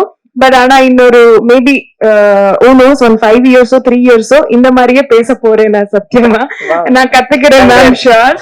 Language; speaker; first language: Tamil; non-native, learner; Kannada